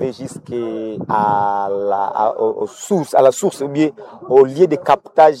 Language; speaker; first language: French; non-native, local second language; Nande